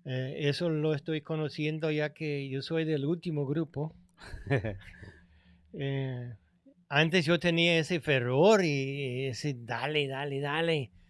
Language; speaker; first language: Spanish; non-native, fluent; English